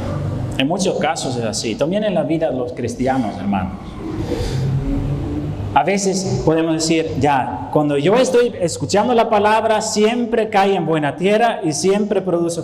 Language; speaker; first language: Spanish; non-native, fluent; Dutch